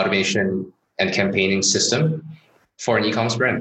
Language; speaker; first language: English; non-native, local second language; Chinese